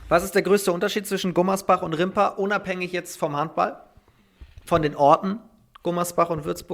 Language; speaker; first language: German; native; German